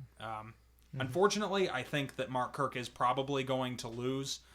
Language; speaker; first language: English; native; English